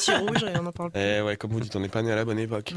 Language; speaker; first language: French; native; French